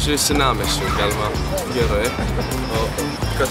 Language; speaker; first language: Lithuanian; non-native, learner; Swedish